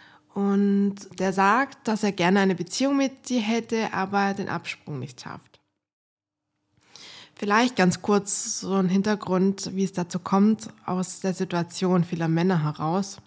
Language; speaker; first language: German; native; German